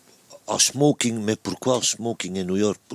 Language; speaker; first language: French; non-native, local second language; Dutch